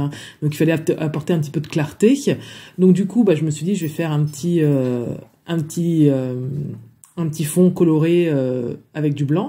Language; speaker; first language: French; native; French